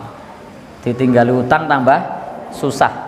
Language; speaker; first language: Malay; non-native, local second language; Javanese